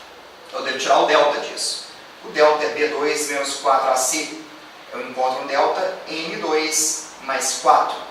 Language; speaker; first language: Portuguese; native; Portuguese